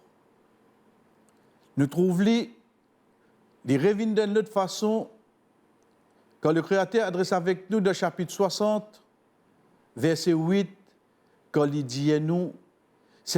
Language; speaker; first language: French; non-native, local second language; Morisyen